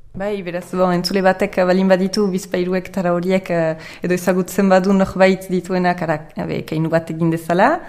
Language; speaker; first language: Basque; native; Basque